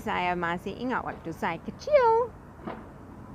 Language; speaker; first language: Indonesian; non-native, fluent; English